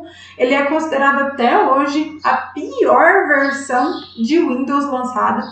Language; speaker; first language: Portuguese; native; Portuguese